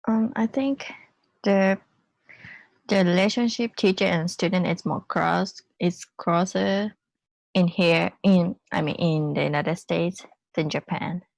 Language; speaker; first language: English; non-native, learner; Japanese